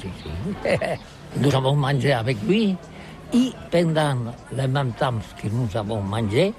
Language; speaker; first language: French; non-native, learner; Catalan